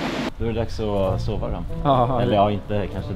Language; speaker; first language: Swedish; native; Swedish